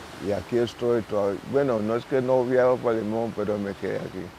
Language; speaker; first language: Spanish; non-native, local second language; English